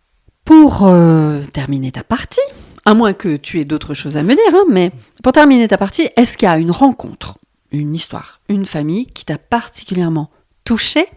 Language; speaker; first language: French; native; French